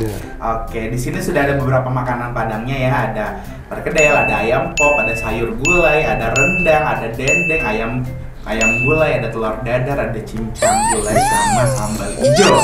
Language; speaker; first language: Indonesian; native; Indonesian